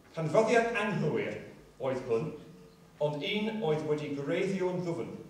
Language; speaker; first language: Welsh; non-native, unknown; English